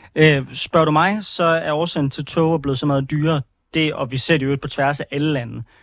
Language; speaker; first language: Danish; native; Danish